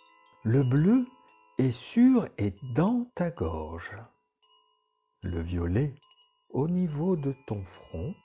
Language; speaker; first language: French; native; French